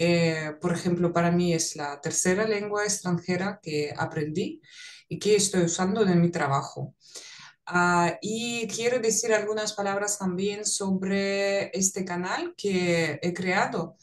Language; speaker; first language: Spanish; non-native, fluent; Russian